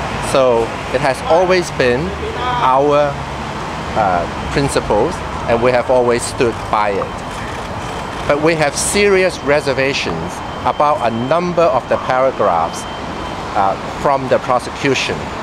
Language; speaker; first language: English; non-native, local second language; Cantonese